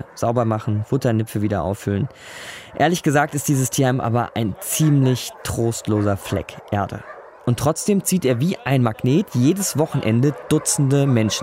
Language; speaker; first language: German; native; German